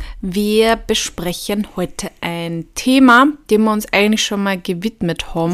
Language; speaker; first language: German; native; German